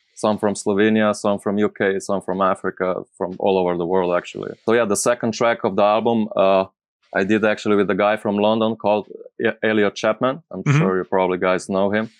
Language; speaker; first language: English; non-native, fluent; Slovenian